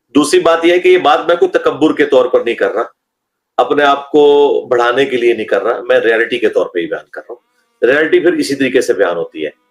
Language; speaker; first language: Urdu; non-native, local second language; Punjabi